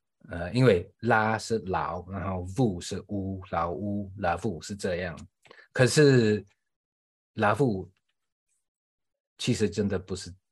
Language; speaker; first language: Chinese; non-native, fluent; English